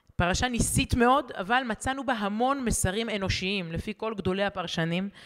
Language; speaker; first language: Hebrew; native; Hebrew